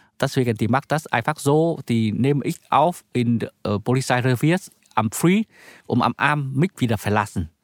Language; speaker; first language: German; non-native, learner; Vietnamese